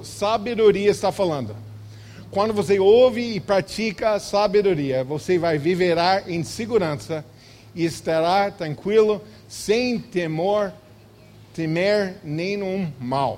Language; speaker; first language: Portuguese; non-native, fluent; English